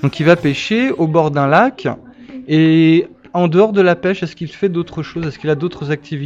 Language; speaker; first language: French; native; French